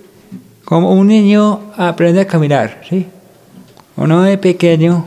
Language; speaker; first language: Spanish; non-native, local second language; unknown